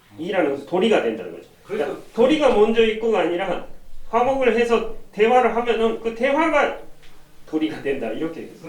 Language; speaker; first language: Korean; non-native, fluent; Japanese